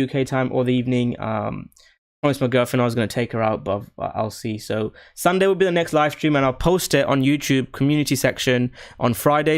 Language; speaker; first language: English; native; English